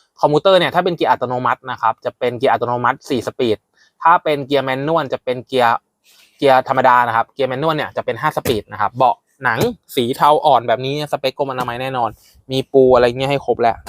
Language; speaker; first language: Thai; native; Thai